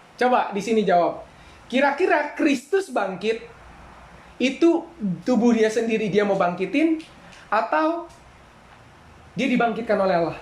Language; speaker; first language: Indonesian; native; Indonesian